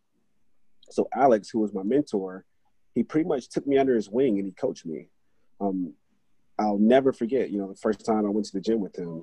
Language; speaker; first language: English; native; English